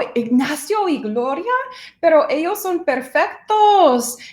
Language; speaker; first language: Spanish; non-native, fluent; English